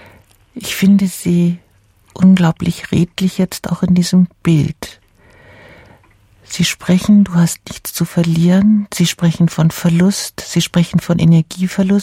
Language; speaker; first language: German; native; German